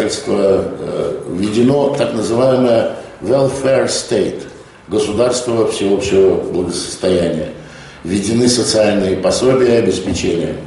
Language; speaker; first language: Russian; native; Russian